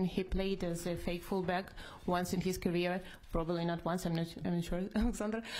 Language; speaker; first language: English; non-native, fluent; Ukrainian